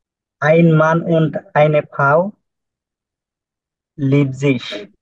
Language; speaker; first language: German; non-native, learner; Bangla